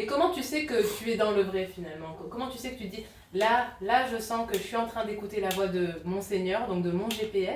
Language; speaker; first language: French; native; French